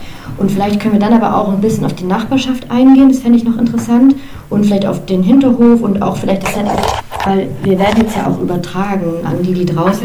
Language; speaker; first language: German; native; German